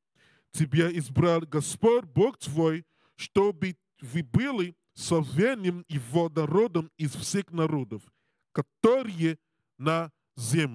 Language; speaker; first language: Russian; non-native, learner; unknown